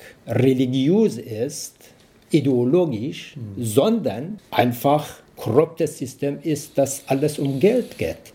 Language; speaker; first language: German; non-native, learner; Persian